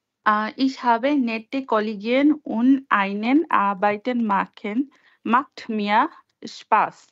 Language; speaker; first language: German; non-native, learner; Bangla